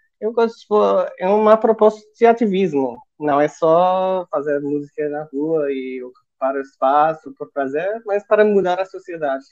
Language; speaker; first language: Portuguese; non-native, fluent; English